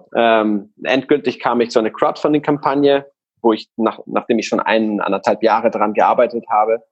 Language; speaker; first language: German; non-native, fluent; Spanish